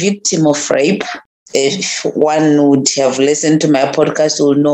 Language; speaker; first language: English; non-native, local second language; Tswana